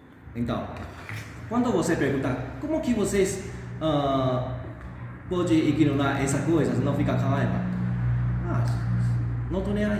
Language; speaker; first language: Portuguese; non-native, fluent; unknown